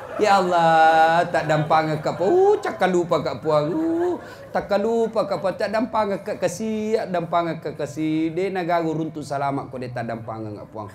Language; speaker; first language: Indonesian; native; Indonesian